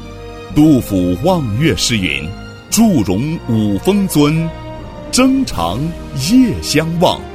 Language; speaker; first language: Chinese; native; Chinese